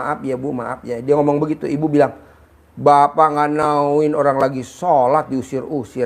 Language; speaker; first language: Indonesian; native; Indonesian